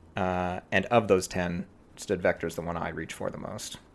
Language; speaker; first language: English; native; English